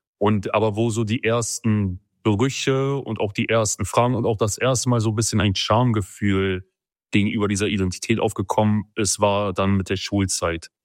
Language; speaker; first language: German; early bilingual, other home language; Kurdish